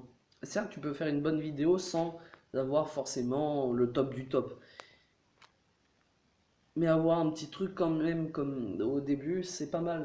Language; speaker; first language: French; native; French